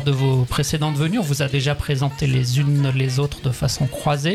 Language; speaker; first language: French; native; French